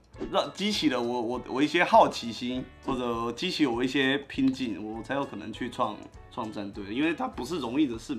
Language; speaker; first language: Chinese; native; Chinese